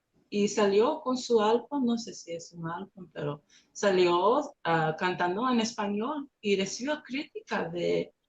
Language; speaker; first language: Spanish; non-native, learner; English